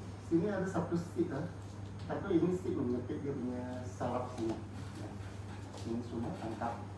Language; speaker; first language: Malay; non-native, local second language; Chinese